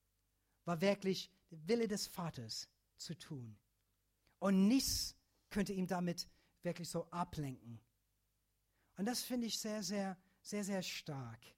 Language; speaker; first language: German; non-native, fluent; English